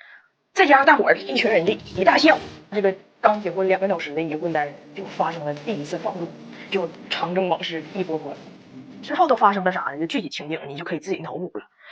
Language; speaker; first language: Chinese; native; Chinese